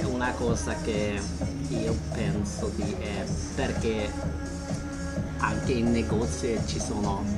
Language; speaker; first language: Italian; non-native, learner; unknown